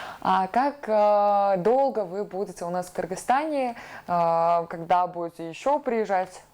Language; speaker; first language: Russian; native; Russian